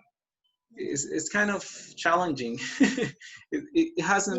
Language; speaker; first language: English; non-native, fluent; Spanish